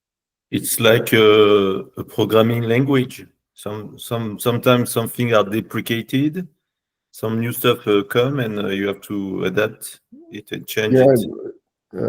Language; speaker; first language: English; non-native, learner; French